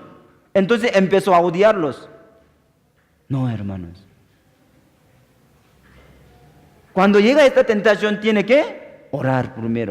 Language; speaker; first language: Spanish; non-native, fluent; Korean